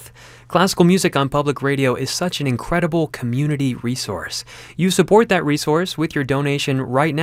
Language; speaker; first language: English; native; English